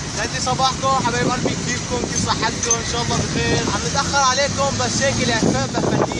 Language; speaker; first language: Arabic; native; Arabic